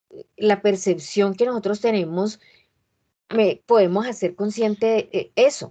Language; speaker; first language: Spanish; native; Spanish